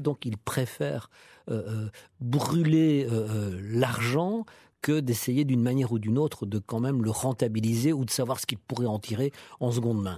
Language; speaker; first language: French; native; French